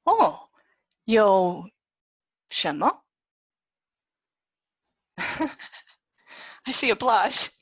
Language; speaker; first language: Chinese; non-native, fluent; English